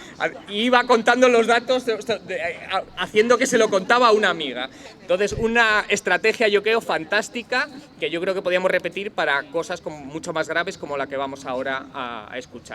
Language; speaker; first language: Spanish; native; Spanish